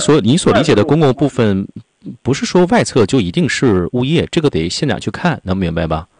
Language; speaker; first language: Chinese; native; Chinese